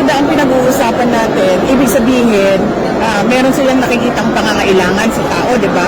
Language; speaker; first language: Filipino; native; Filipino